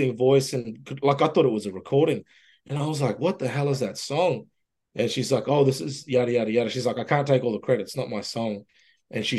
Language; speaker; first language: English; native; English